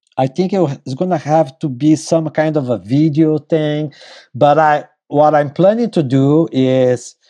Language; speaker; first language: English; non-native, fluent; Portuguese